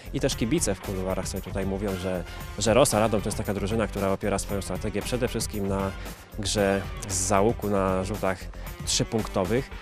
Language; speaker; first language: Polish; native; Polish